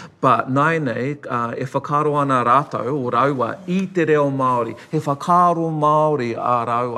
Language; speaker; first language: Māori; non-native, local second language; English